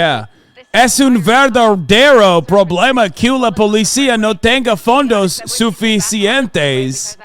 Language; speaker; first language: Spanish; non-native, learner; English